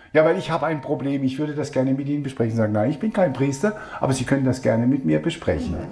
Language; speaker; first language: German; native; German